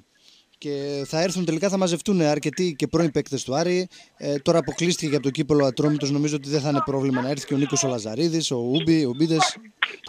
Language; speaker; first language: Greek; native; Greek